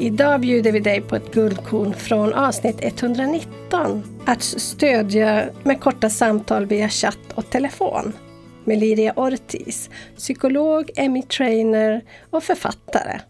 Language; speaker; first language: Swedish; native; Swedish